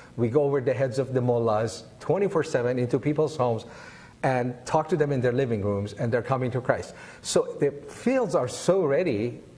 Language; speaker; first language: English; non-native, fluent; Persian